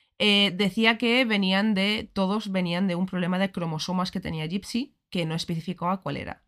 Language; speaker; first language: Spanish; native; Spanish